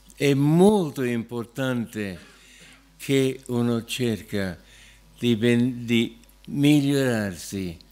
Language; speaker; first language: Italian; non-native, fluent; English